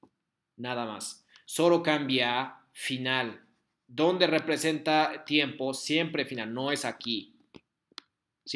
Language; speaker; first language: Spanish; non-native, fluent; Japanese